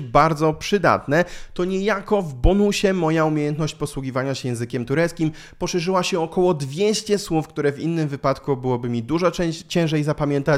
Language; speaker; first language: Polish; native; Polish